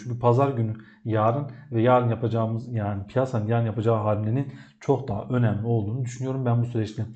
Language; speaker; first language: Turkish; native; Turkish